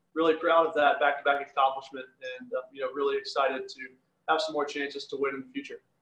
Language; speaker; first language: English; native; English